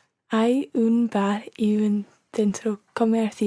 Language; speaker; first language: Spanish; non-native, learner; English